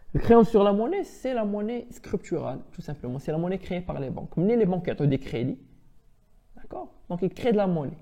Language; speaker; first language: French; non-native, local second language; Arabic